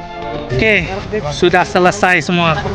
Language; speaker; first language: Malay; non-native, local second language; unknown